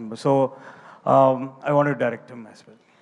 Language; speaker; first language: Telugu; non-native, learner; Tamil